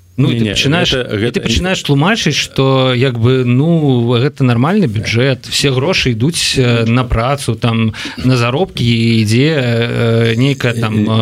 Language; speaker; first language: Belarusian; non-native, local second language; Russian